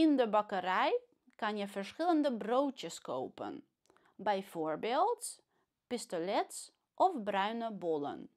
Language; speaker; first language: Dutch; non-native, fluent; Russian